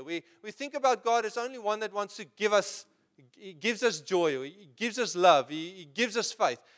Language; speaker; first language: English; non-native, local second language; Afrikaans